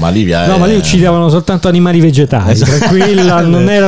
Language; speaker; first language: Italian; native; Italian